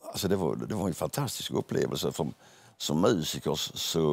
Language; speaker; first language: Swedish; native; Swedish